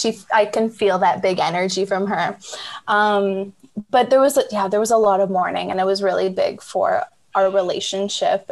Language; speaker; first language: English; native; English